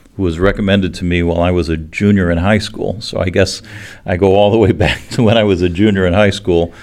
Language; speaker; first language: English; native; English